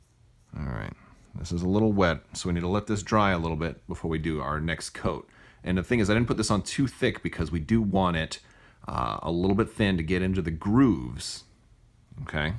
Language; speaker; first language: English; native; English